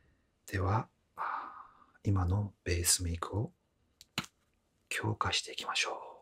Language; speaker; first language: Japanese; non-native, fluent; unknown